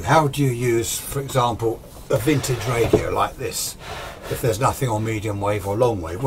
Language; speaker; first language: English; native; English